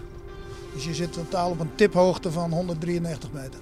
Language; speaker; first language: Dutch; native; Dutch